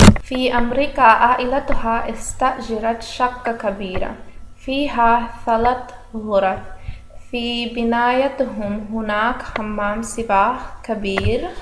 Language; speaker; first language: Arabic; non-native, learner; English